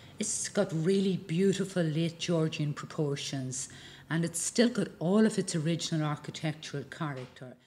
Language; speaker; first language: English; native; English